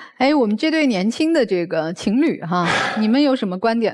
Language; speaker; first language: Chinese; native; Chinese